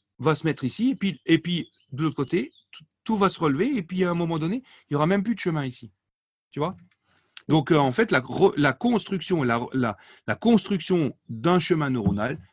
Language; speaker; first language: French; non-native, local second language; Swiss German